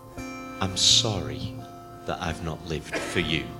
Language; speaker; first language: English; native; English